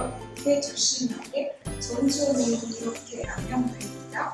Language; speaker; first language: Korean; non-native, learner; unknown